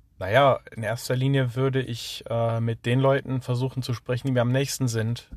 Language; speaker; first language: German; native; German